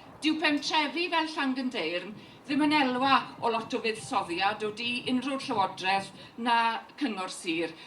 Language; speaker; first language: Welsh; native; Welsh